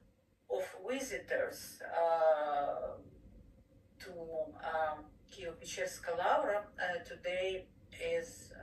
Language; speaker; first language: English; non-native, fluent; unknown